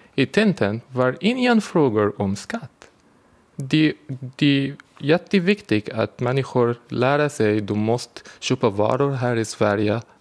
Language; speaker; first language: Swedish; non-native, fluent; Arabic